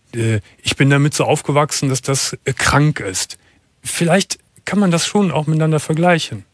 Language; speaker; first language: German; native; German